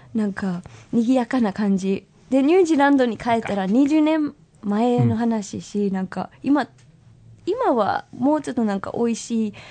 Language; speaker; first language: Japanese; non-native, fluent; English